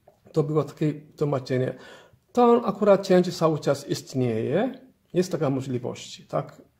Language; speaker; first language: Polish; non-native, fluent; Somali